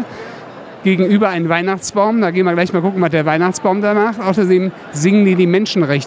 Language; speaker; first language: German; native; German